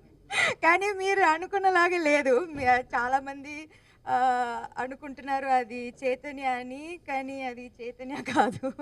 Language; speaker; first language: Telugu; non-native, local second language; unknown